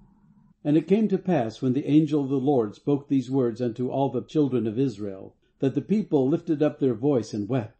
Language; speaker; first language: English; native; English